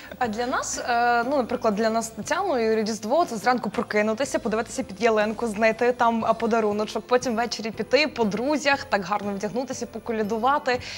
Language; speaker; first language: Ukrainian; native; Ukrainian